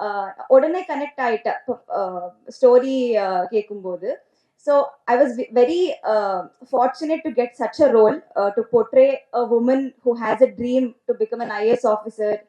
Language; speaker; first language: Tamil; non-native, learner; Telugu